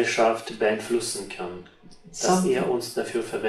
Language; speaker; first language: German; non-native, fluent; Russian